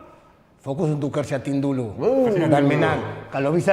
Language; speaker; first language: Indonesian; non-native, learner; Spanish